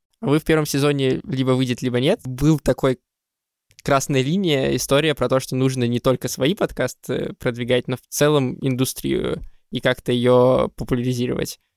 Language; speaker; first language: Russian; native; Russian